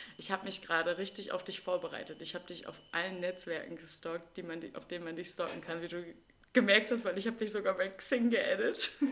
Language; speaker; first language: German; native; German